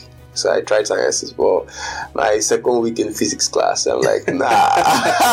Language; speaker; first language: English; non-native, local second language; Yoruba